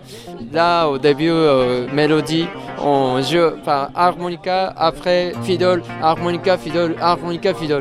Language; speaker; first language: French; non-native, fluent; Japanese